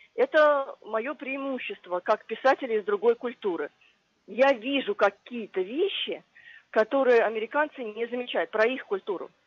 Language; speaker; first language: Russian; native; Russian